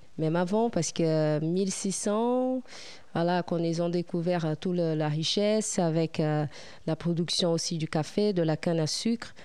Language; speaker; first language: French; non-native, fluent; Portuguese